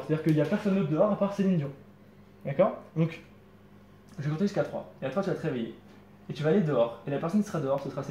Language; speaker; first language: French; native; French